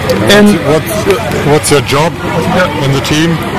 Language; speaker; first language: English; non-native, fluent; German